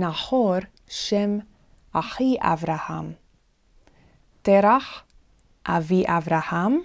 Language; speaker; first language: Hebrew; non-native, fluent; English